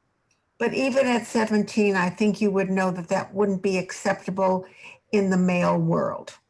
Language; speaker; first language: English; native; English